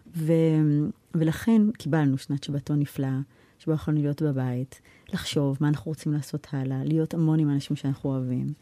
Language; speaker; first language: Hebrew; early bilingual, heritage; Hebrew